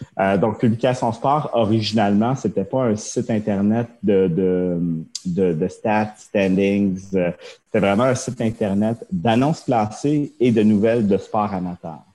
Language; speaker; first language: French; early bilingual, other home language; Japanese